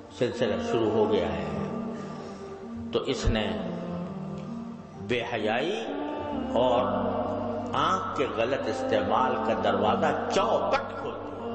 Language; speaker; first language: Urdu; native; Urdu